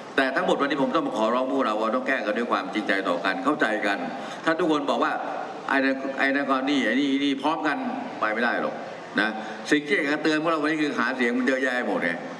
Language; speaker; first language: Thai; native; Thai